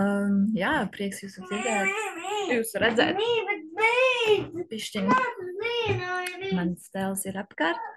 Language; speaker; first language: Latvian; non-native, learner; French